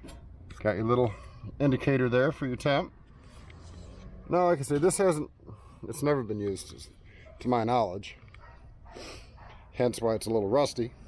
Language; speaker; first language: English; native; English